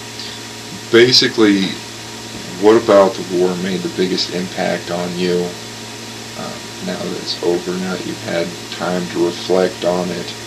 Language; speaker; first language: English; native; English